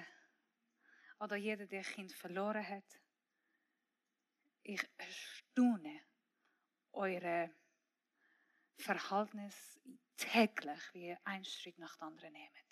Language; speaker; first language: German; non-native, fluent; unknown